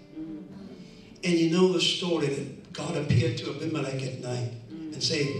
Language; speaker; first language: English; non-native, local second language; Kikuyu